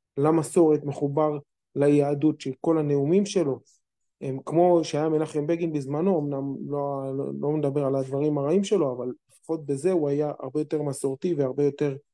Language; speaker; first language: Hebrew; native; Hebrew